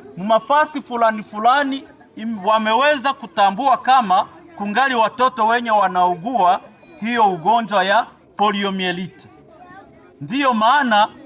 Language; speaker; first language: Swahili; native; Swahili